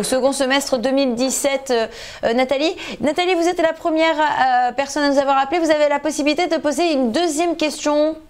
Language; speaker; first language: French; native; French